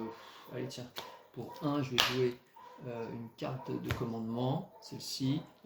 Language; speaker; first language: French; native; French